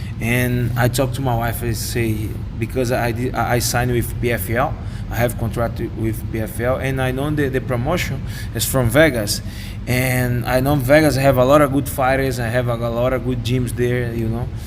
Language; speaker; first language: English; non-native, learner; Portuguese